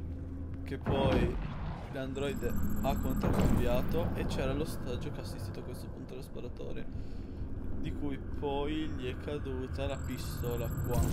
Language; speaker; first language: Italian; native; Italian